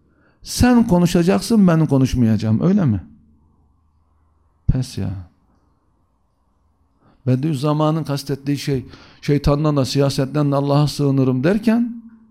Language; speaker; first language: Turkish; native; Turkish